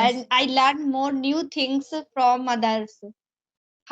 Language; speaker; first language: English; non-native, learner; Hindi